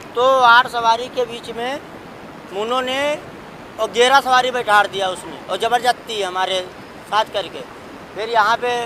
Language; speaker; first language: Hindi; native; Hindi